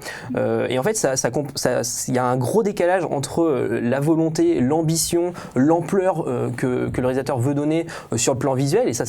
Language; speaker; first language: French; native; French